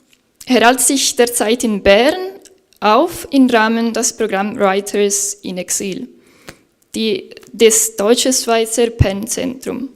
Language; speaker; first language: German; non-native, fluent; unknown